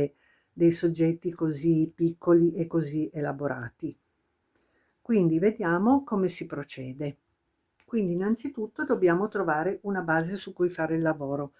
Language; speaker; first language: Italian; native; Italian